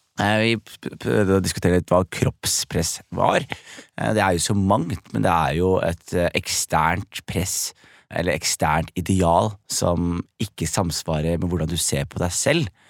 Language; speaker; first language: Norwegian; early bilingual, other home language; Somali